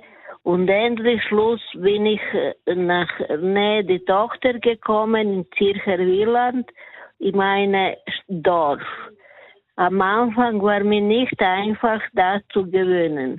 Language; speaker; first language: German; non-native, fluent; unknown